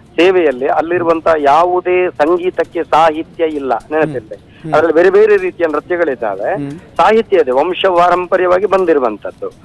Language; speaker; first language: Kannada; non-native, local second language; Tulu